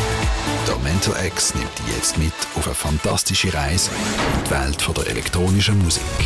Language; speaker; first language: German; native; German